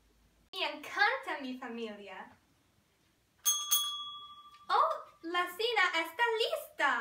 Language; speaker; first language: Spanish; non-native, learner; English